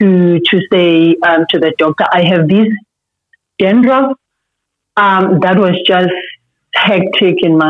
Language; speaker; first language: English; non-native, local second language; Xhosa